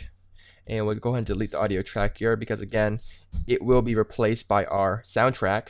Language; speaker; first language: English; native; English